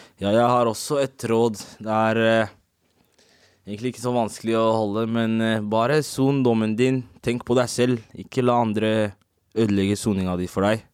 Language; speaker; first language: Norwegian; native; Norwegian